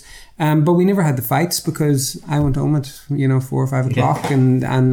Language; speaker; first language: English; native; English